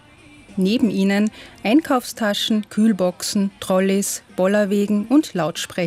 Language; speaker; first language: German; native; German